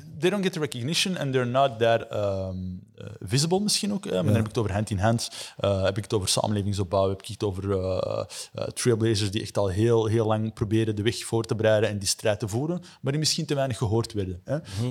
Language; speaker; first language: Dutch; native; Dutch